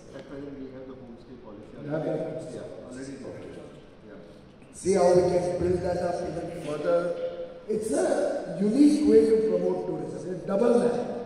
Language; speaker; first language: English; non-native, local second language; Hindi